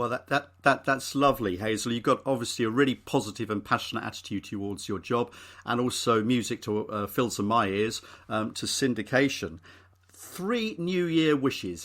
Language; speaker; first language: English; native; English